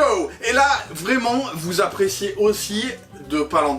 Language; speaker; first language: French; native; French